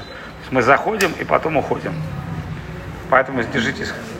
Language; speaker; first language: Russian; native; Russian